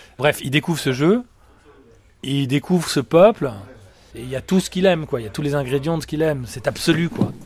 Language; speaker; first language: French; native; French